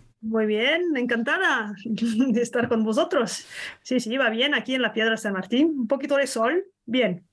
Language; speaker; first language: Spanish; non-native, learner; French